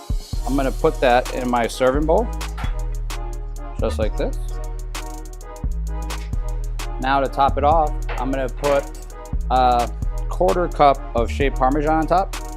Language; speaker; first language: English; native; English